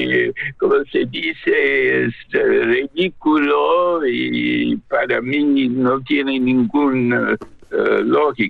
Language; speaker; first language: Spanish; non-native, fluent; English